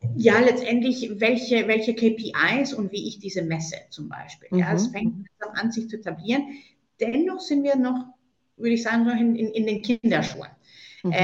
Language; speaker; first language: German; non-native, fluent; Spanish